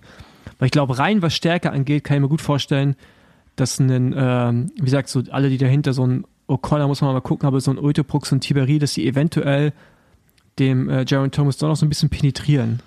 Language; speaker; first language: German; native; German